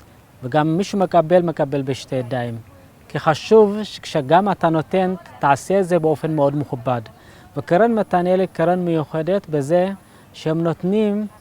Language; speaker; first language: Hebrew; native; Hebrew